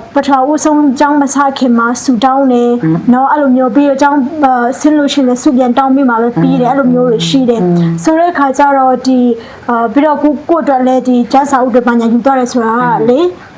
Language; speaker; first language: Burmese; non-native, local second language; Mizo